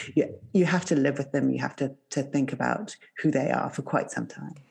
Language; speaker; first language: English; native; English